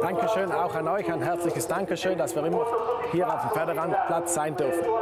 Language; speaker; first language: German; native; German